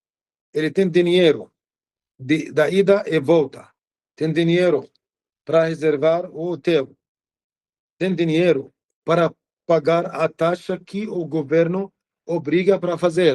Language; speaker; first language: Portuguese; non-native, fluent; Arabic